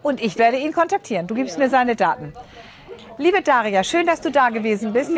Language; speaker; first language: German; native; German